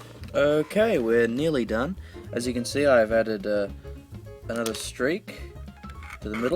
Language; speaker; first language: English; native; English